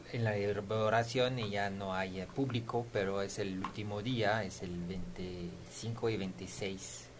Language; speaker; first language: Spanish; non-native, fluent; French